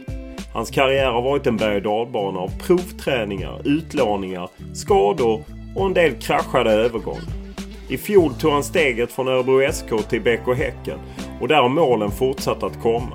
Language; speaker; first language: Swedish; native; Swedish